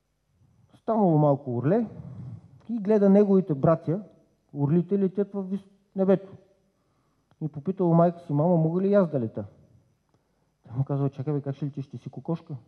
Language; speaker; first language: Bulgarian; native; Bulgarian